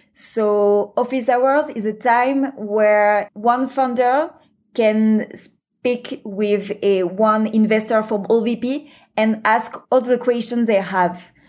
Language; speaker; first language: English; non-native, fluent; French